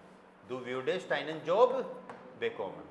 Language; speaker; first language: German; non-native, fluent; Hindi